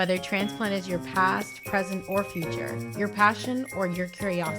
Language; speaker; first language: English; native; English